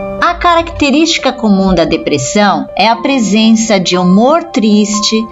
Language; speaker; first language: Portuguese; native; Portuguese